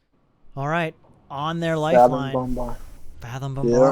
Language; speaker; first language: English; native; English